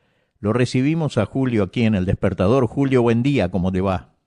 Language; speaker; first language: Spanish; native; Spanish